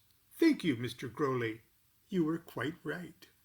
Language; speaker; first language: English; native; English